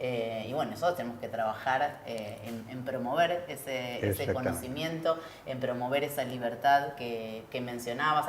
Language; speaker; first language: Spanish; native; Spanish